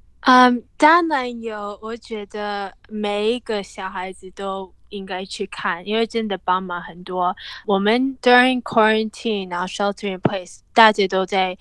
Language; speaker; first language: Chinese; early bilingual, heritage; English